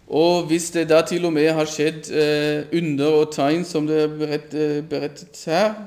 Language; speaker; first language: Norwegian; non-native, fluent; German